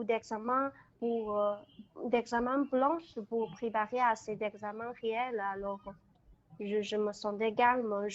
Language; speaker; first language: French; non-native, learner; Chinese